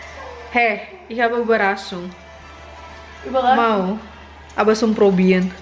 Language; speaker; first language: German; non-native, learner; Indonesian